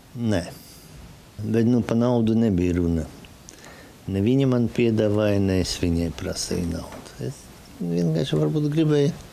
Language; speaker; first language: Latvian; native; Latvian